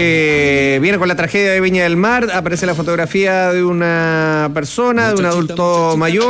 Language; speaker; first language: Spanish; native; Spanish